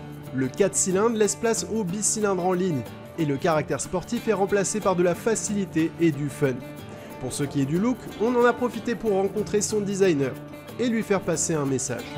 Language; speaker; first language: French; native; French